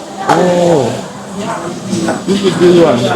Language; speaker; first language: Chinese; non-native, learner; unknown